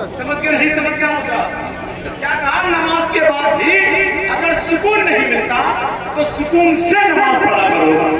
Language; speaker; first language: Urdu; native; Urdu